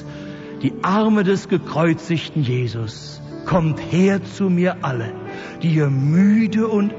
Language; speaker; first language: German; native; German